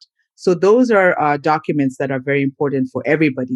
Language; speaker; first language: English; non-native, local second language; Ganda